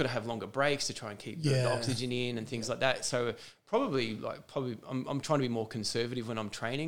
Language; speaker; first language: English; native; English